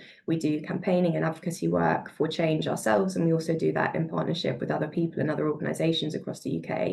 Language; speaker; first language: English; native; English